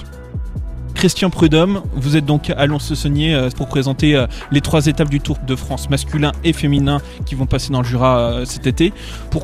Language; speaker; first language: French; native; French